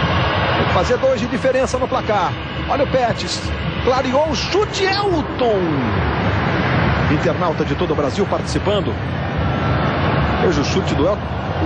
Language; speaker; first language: Portuguese; native; Portuguese